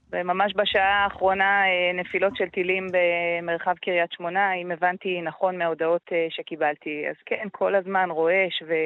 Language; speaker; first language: Hebrew; native; Hebrew